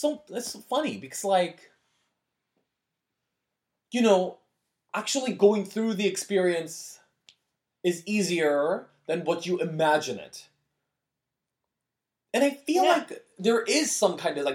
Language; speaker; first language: English; early bilingual, other home language; Korean